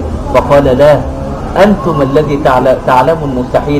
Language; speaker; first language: Arabic; native; Arabic